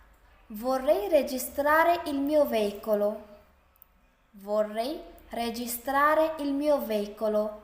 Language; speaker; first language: Italian; non-native, fluent; Urdu